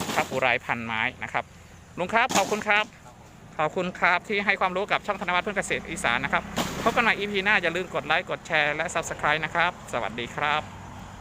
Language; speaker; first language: Thai; native; Thai